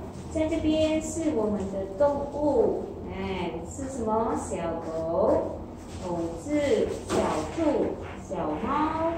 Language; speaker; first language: Chinese; non-native, fluent; Khmer